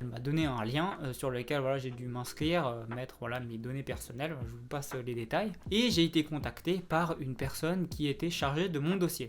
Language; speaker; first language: French; native; French